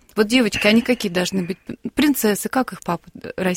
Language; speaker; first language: Russian; native; Russian